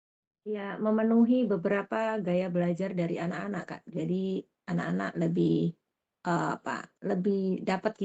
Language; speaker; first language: Indonesian; native; Indonesian